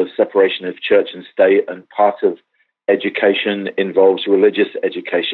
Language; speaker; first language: English; native; English